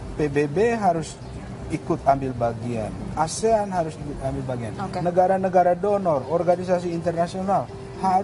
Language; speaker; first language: Indonesian; native; Indonesian